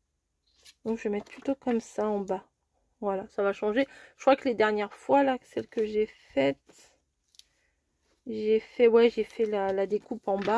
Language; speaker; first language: French; native; French